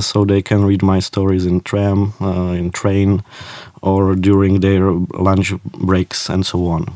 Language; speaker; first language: English; non-native, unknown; Czech